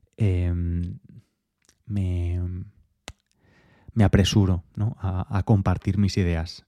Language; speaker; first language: Spanish; native; Spanish